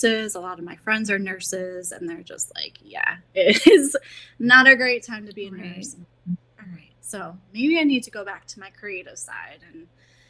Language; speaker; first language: English; native; English